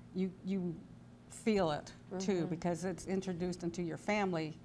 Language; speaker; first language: English; native; English